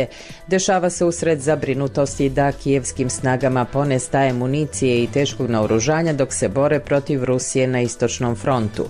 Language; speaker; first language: Croatian; native; Croatian